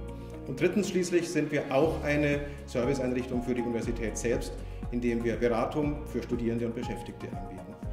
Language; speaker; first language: German; native; German